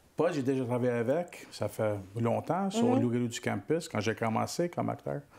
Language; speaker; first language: French; native; French